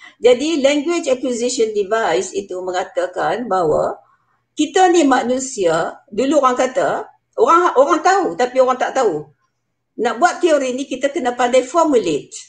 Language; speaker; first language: Malay; native; Malay